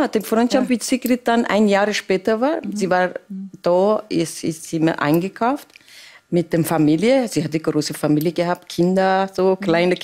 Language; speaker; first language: German; non-native, learner; Persian